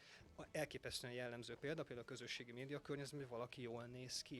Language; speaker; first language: Hungarian; native; Hungarian